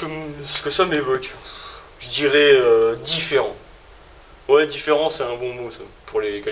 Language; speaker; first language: French; native; French